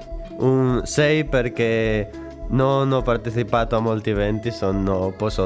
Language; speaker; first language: Italian; non-native, learner; Spanish